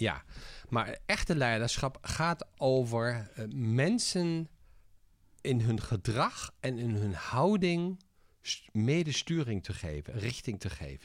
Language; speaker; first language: Dutch; non-native, fluent; German